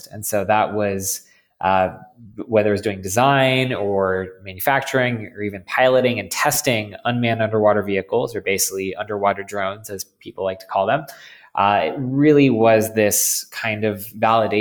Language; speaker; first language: English; native; English